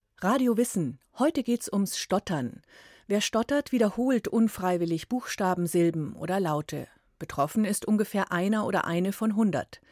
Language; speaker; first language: German; native; German